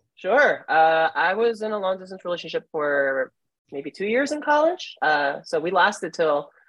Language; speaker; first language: English; native; English